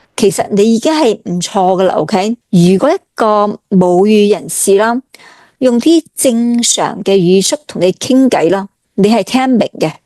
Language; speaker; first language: Cantonese; native; Cantonese